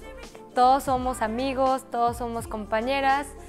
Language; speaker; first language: Spanish; early bilingual, other home language; Korean